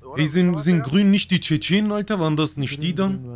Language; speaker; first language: German; early bilingual, other home language; Turkish